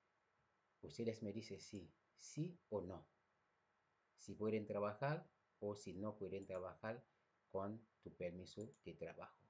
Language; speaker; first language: Spanish; non-native, fluent; Haitian Creole